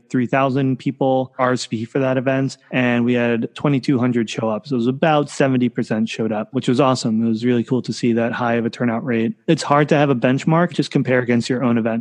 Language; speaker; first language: English; native; English